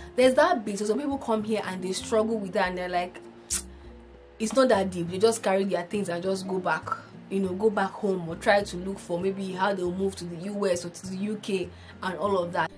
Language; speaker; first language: English; non-native, local second language; Igbo